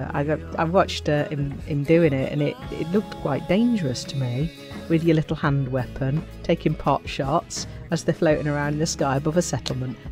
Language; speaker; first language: English; native; English